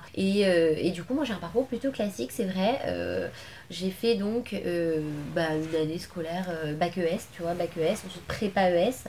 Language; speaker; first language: French; native; French